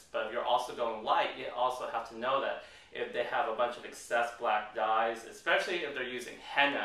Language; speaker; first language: English; native; English